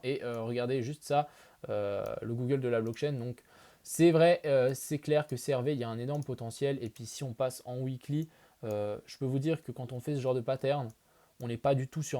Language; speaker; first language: French; native; French